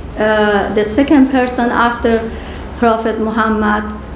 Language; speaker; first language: English; non-native, learner; Persian